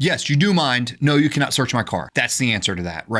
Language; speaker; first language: English; native; English